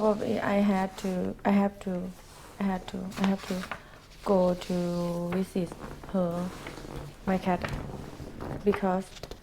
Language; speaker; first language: English; non-native, learner; Thai